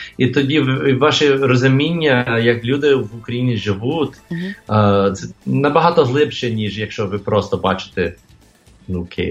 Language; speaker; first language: Ukrainian; early bilingual, heritage; English